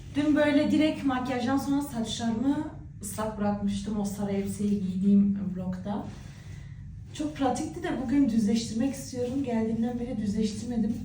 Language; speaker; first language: Turkish; early bilingual, heritage; Turkish